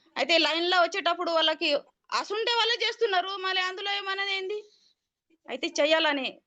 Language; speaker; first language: Telugu; non-native, local second language; Marathi